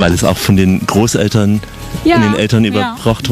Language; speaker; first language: German; native; German